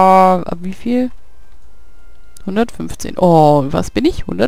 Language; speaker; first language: German; native; German